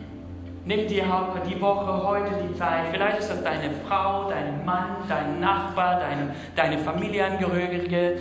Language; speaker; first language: German; non-native, fluent; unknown